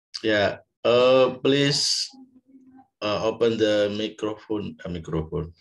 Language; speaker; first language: English; non-native, fluent; Indonesian